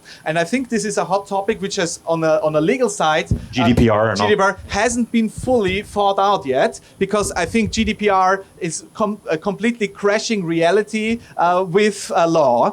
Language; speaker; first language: English; non-native, fluent; German